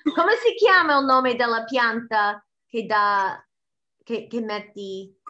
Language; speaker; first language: Italian; non-native, fluent; English